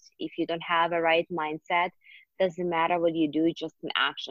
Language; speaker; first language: English; non-native, fluent; Russian